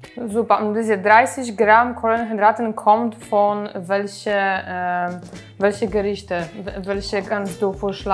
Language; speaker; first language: German; non-native, learner; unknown